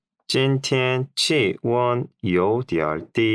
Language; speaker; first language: Chinese; non-native, learner; Korean